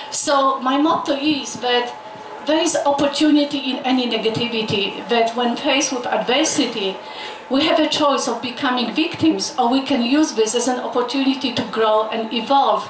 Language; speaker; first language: English; non-native, fluent; Polish